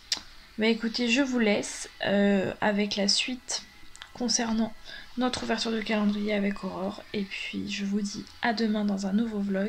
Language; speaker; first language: French; native; French